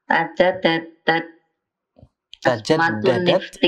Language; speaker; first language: Arabic; non-native, learner; Indonesian